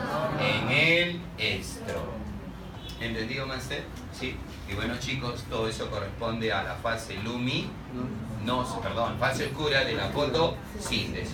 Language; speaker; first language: Spanish; native; Spanish